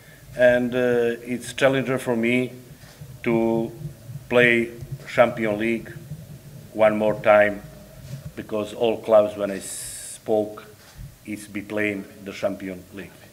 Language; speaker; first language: English; non-native, learner; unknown